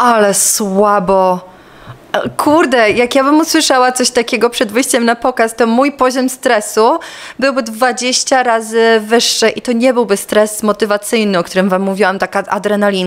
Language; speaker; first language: Polish; native; Polish